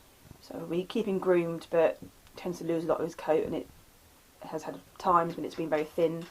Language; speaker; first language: English; native; English